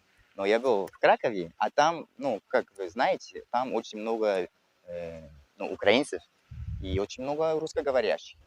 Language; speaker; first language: Russian; non-native, fluent; French